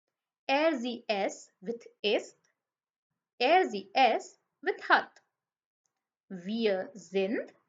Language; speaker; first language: German; non-native, fluent; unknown